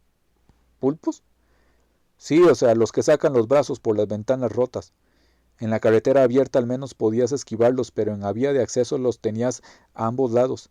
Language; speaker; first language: Spanish; native; Spanish